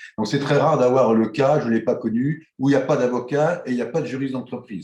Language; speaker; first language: French; native; French